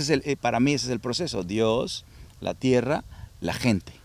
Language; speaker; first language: Spanish; native; Spanish